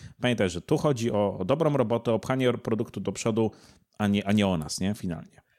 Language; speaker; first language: Polish; native; Polish